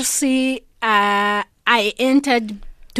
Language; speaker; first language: English; non-native, local second language; Kinyarwanda